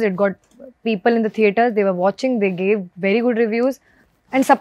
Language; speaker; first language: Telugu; non-native, fluent; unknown